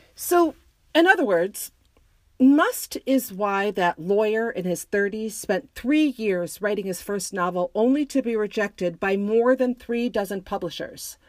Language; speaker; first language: English; native; English